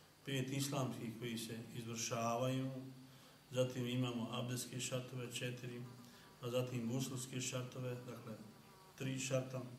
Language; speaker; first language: Bosnian; native; Bosnian